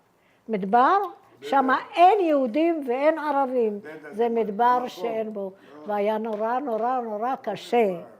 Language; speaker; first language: Hebrew; early bilingual, other home language; Arabic